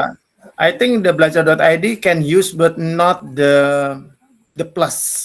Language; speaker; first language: English; non-native, learner; Indonesian